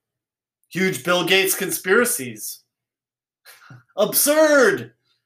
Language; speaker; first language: English; native; English